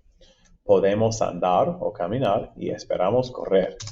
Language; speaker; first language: Spanish; non-native, fluent; English